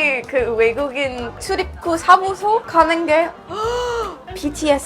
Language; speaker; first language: Korean; non-native, fluent; English